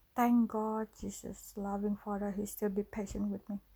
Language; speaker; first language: English; non-native, fluent; Indonesian